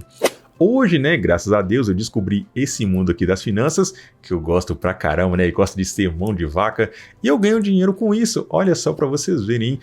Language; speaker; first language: Portuguese; native; Portuguese